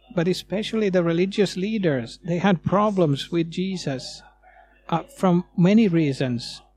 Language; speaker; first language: English; non-native, fluent; Swedish